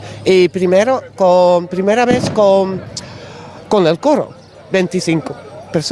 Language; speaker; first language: Spanish; non-native, learner; Dutch